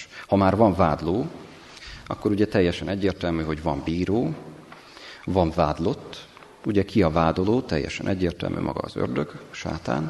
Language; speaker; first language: Hungarian; native; Hungarian